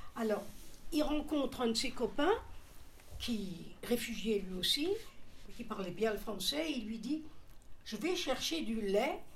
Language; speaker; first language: French; native; French